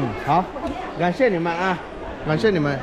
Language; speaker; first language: Chinese; non-native, learner; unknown